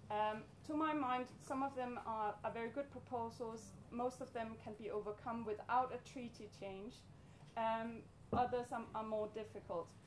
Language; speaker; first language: English; non-native, fluent; Danish